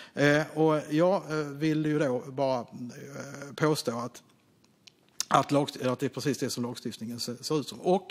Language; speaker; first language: Swedish; native; Swedish